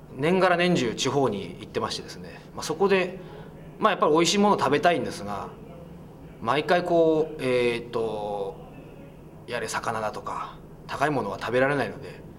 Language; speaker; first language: Japanese; native; Japanese